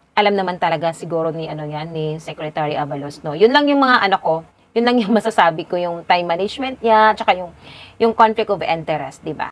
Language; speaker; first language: Filipino; non-native, local second language; Cebuano